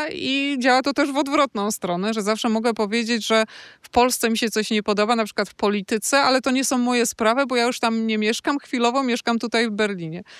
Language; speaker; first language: Polish; native; Polish